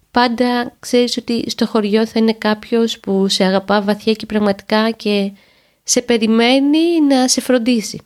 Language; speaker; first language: Greek; native; Greek